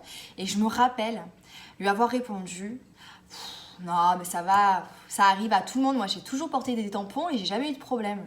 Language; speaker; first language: French; native; French